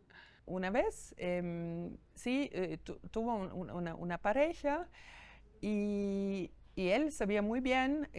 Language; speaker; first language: Spanish; non-native, fluent; German